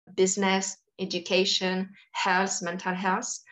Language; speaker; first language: English; non-native, fluent; French